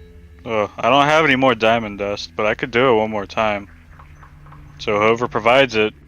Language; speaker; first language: English; native; English